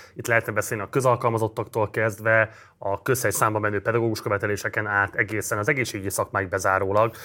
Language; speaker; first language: Hungarian; native; Hungarian